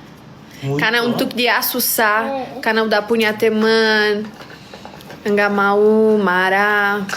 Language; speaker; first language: Indonesian; non-native, learner; Portuguese